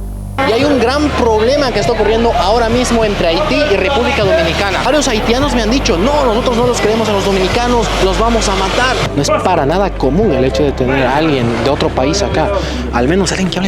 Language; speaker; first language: Spanish; native; Spanish